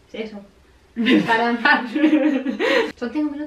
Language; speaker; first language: Spanish; native; Spanish